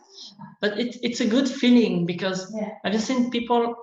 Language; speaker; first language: English; non-native, learner; French